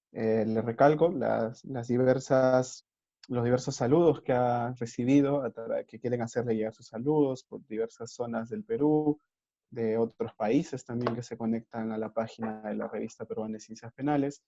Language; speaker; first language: Spanish; native; Spanish